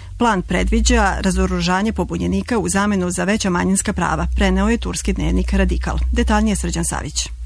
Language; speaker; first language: Croatian; native; Croatian